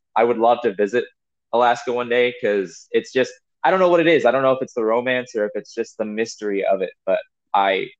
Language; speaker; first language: English; native; English